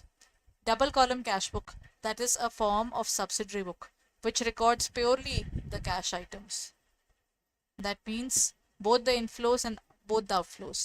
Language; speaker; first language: English; non-native, local second language; Hindi